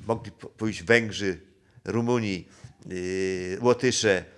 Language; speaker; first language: Polish; native; Polish